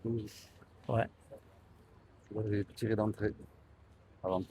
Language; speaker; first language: French; native; French